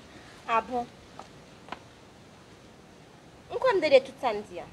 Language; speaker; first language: French; non-native, learner; Haitian Creole